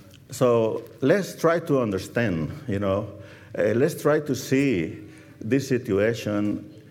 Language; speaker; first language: English; non-native, fluent; Spanish